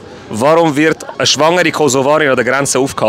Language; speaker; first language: German; native; German